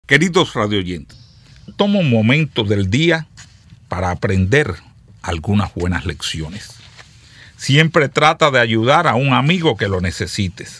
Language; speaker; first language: Spanish; native; Spanish